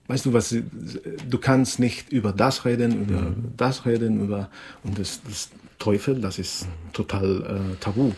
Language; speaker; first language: German; non-native, learner; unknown